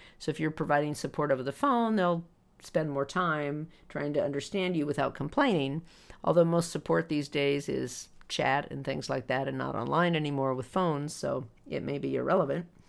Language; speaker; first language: English; native; English